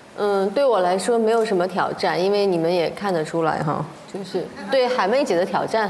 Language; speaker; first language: Chinese; native; Chinese